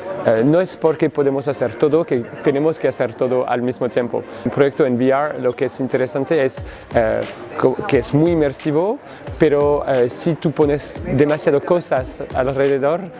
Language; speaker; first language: Spanish; non-native, fluent; French